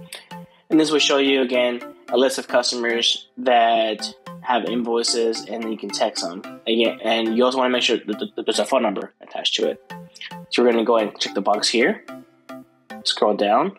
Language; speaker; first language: English; native; English